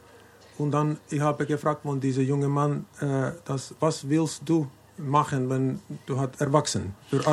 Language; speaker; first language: German; non-native, learner; Finnish